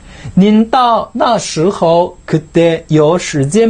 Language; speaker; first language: Chinese; non-native, fluent; Korean